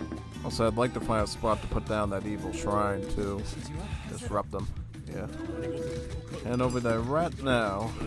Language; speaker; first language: English; native; English